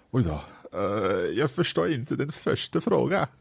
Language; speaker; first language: Swedish; non-native, learner; English